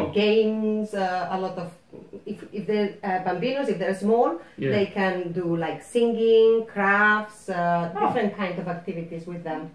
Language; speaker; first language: English; non-native, fluent; Spanish